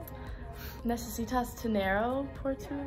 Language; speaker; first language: Spanish; non-native, learner; English